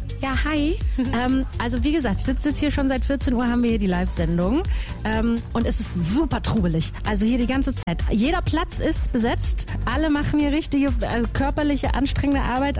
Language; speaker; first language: German; native; German